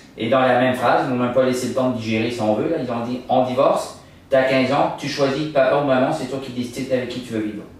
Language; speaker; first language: French; native; French